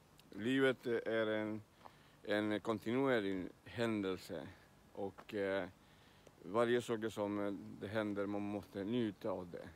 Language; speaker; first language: Swedish; non-native, learner; Spanish